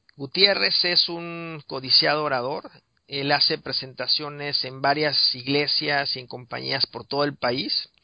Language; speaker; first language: Spanish; native; Spanish